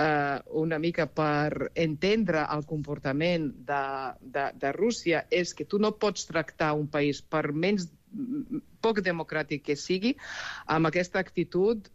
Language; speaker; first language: Catalan; non-native, fluent; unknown